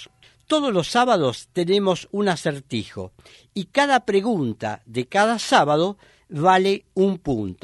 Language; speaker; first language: Spanish; native; Spanish